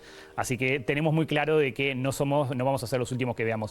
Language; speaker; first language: Spanish; native; Spanish